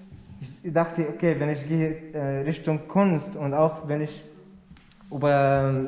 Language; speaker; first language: German; non-native, learner; Arabic